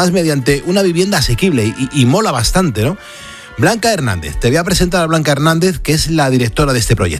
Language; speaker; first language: Spanish; native; Spanish